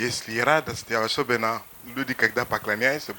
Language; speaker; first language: Russian; non-native, fluent; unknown